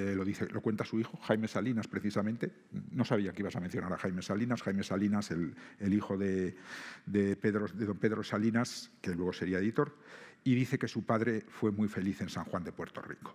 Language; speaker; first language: Spanish; native; Spanish